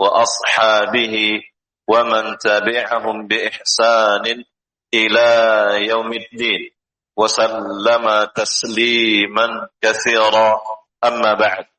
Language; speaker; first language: Arabic; non-native, fluent; Indonesian